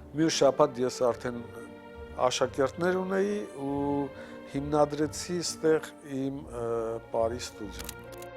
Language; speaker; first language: Armenian; native; Armenian